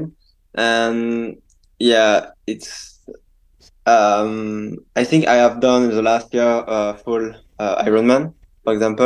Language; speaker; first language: English; non-native, learner; French